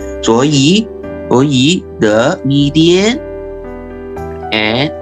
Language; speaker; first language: English; non-native, local second language; Chinese